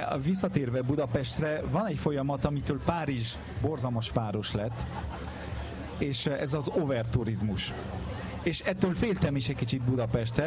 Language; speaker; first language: Hungarian; early bilingual, heritage; French